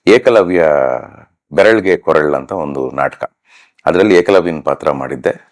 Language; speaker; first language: Kannada; native; Kannada